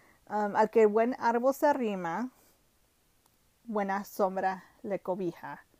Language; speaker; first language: Spanish; early bilingual, heritage; Spanish